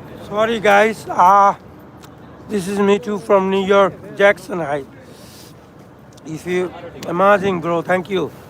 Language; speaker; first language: English; non-native, local second language; Bangla